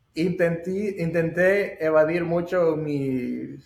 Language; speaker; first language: Spanish; native; Spanish